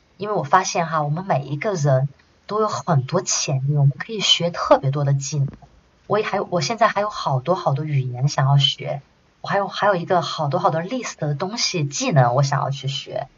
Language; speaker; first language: Chinese; native; Chinese